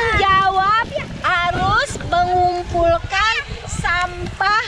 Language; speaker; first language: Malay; non-native, learner; English